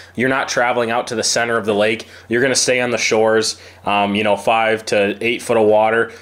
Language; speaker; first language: English; native; English